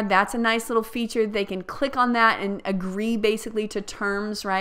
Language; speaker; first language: English; native; English